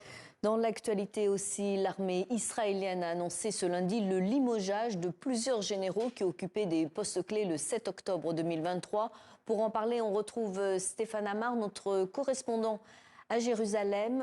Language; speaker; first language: French; native; French